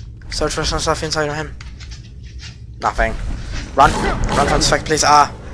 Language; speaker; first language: English; non-native, fluent; Swedish